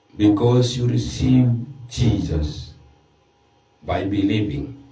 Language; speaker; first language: English; non-native, local second language; Swahili